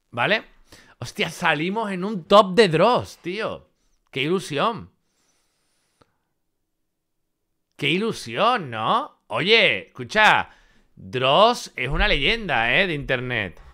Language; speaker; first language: Spanish; native; Spanish